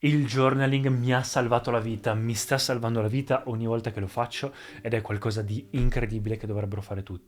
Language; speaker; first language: Italian; native; Italian